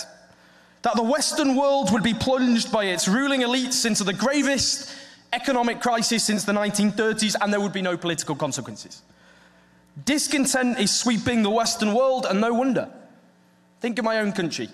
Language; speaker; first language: English; native; English